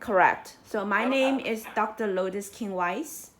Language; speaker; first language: English; non-native, fluent; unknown